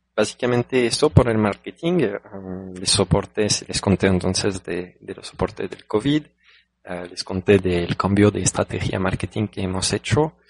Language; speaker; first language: Spanish; non-native, fluent; French